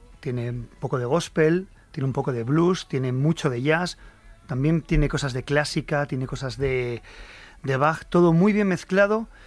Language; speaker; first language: Spanish; native; Spanish